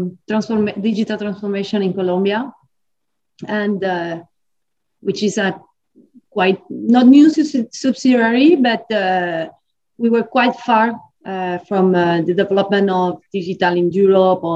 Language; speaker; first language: English; non-native, fluent; Spanish